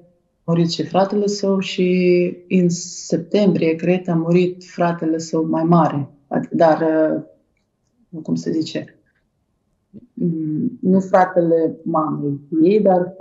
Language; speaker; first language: Romanian; non-native, fluent; Ukrainian